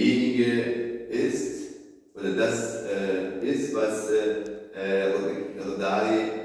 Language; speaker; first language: German; non-native, fluent; Italian